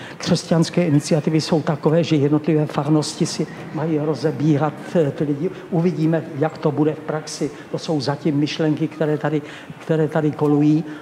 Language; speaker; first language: Czech; native; Czech